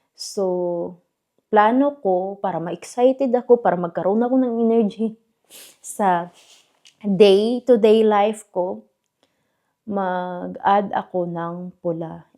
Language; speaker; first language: Filipino; non-native, local second language; Cebuano